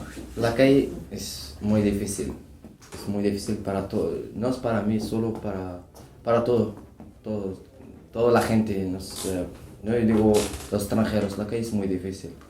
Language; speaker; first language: Spanish; non-native, learner; Arabic